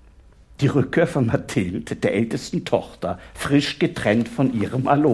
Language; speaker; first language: German; native; German